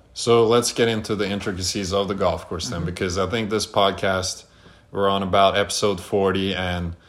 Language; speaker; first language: English; non-native, fluent; Norwegian